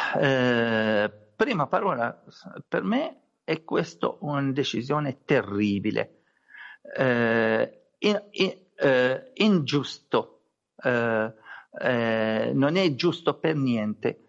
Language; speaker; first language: Italian; non-native, learner; Arabic